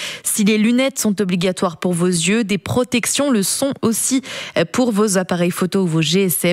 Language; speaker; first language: French; native; French